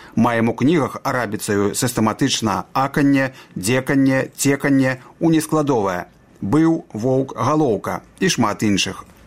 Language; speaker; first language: Belarusian; native; Belarusian